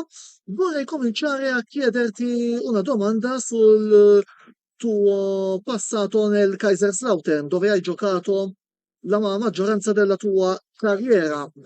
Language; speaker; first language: Italian; non-native, fluent; Maltese